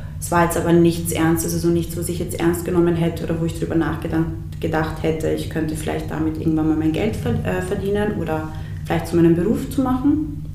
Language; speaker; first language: German; early bilingual, other home language; Bosnian